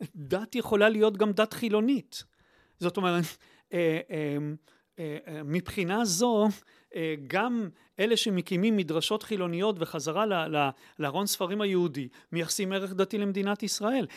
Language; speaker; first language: Hebrew; native; Hebrew